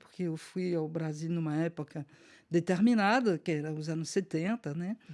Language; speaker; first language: Portuguese; non-native, fluent; French